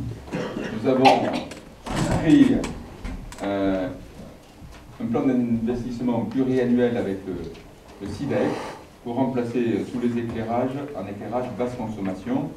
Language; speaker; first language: French; native; French